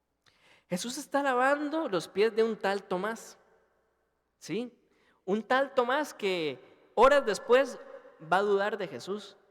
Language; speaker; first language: Spanish; native; Spanish